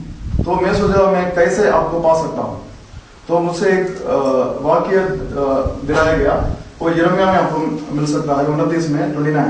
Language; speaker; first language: Hindi; non-native, local second language; Malayalam